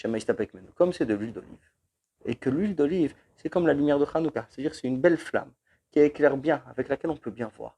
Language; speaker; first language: French; native; French